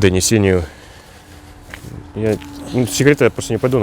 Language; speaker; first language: Russian; native; Russian